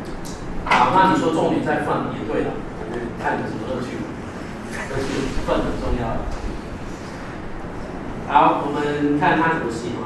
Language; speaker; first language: Chinese; native; Chinese